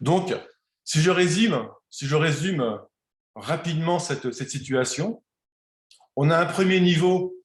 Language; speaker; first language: French; native; French